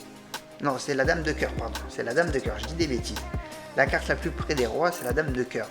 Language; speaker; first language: French; native; French